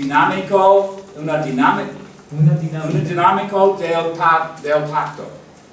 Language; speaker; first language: Spanish; non-native, learner; English